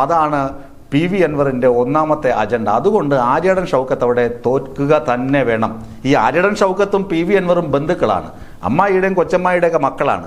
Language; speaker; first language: Malayalam; native; Malayalam